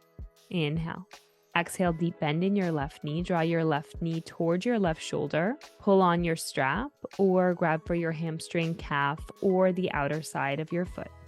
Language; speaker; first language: English; native; English